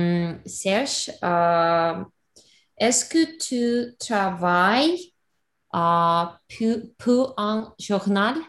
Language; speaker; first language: French; non-native, learner; Russian